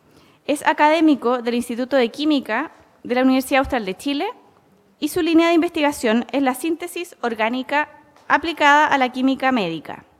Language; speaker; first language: Spanish; native; Spanish